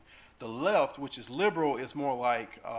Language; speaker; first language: English; native; English